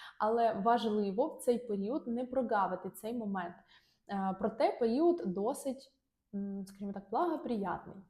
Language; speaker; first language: Ukrainian; non-native, local second language; Russian